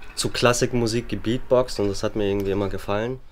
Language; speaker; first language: German; native; German